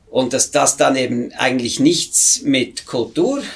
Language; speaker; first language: German; native; German